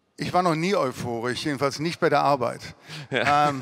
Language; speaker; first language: German; native; German